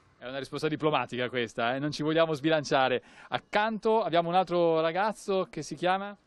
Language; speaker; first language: Italian; native; Italian